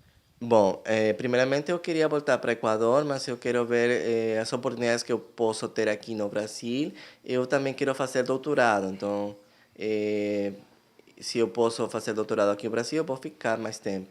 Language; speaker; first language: Portuguese; non-native, learner; Spanish